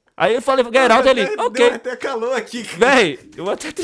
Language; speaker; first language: Portuguese; native; Portuguese